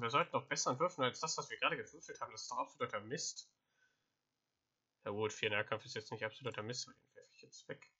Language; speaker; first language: German; native; German